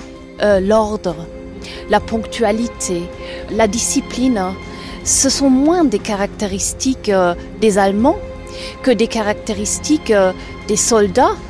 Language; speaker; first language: French; non-native, fluent; German